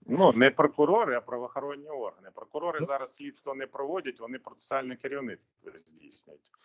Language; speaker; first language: Ukrainian; native; Ukrainian